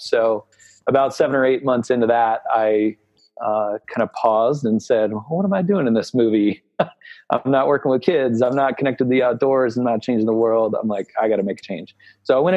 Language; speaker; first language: English; native; English